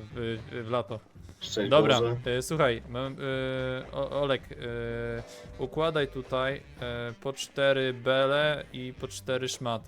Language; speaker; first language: Polish; native; Polish